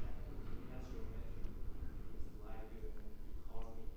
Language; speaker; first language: English; non-native, learner; Vietnamese